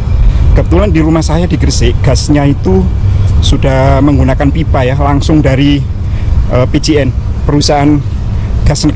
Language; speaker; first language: Indonesian; native; Indonesian